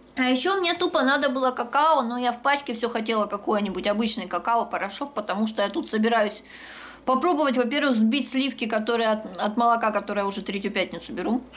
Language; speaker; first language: Russian; native; Russian